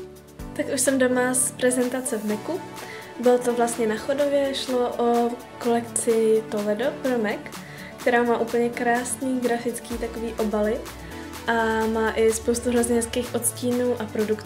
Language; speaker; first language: Czech; native; Czech